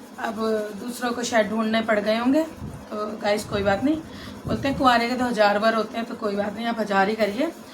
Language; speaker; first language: Hindi; native; Hindi